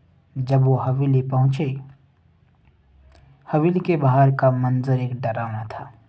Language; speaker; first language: Hindi; native; Hindi